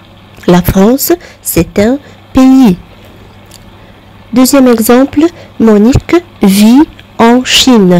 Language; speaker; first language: French; non-native, fluent; Arabic